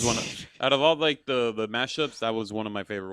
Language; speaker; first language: English; native; English